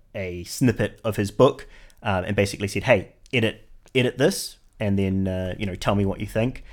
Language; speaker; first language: English; native; English